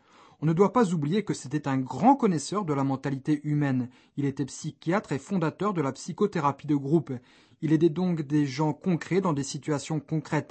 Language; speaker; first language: French; native; French